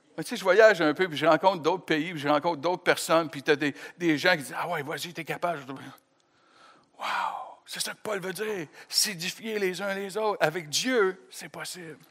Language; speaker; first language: French; native; French